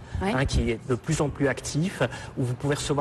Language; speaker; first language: French; native; French